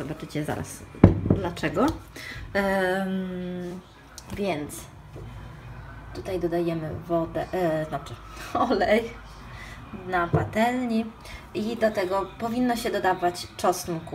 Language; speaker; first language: Polish; non-native, fluent; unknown